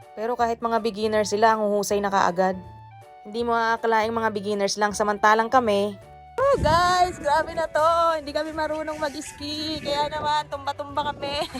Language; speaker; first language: Filipino; native; Filipino